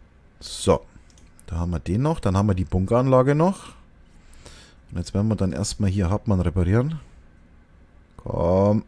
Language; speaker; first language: German; native; German